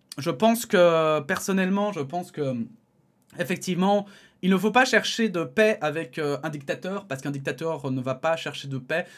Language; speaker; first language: French; native; French